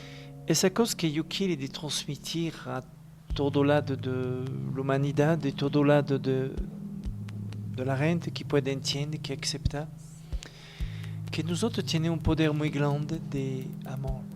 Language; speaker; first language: Spanish; non-native, learner; French